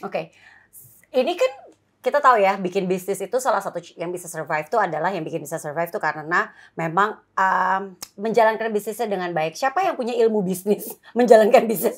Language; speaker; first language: Indonesian; native; Indonesian